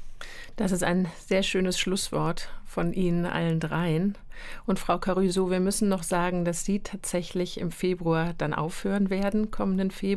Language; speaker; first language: German; native; German